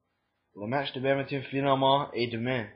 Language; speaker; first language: French; non-native, learner; English